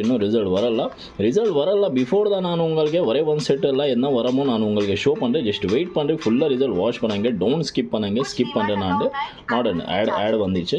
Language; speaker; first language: Tamil; non-native, local second language; Malayalam